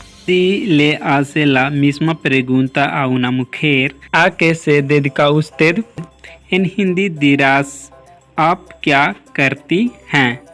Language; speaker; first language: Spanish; non-native, learner; Hindi